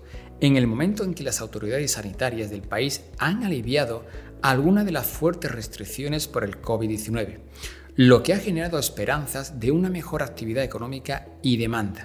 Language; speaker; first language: Spanish; native; Spanish